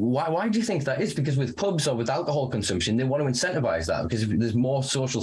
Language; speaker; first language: English; native; English